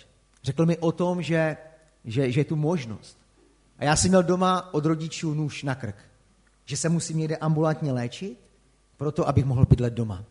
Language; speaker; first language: Czech; native; Czech